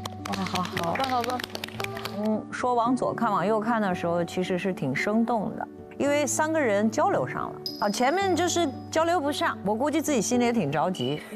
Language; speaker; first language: Chinese; native; Chinese